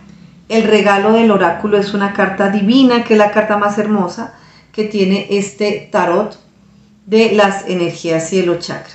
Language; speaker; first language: Spanish; native; Spanish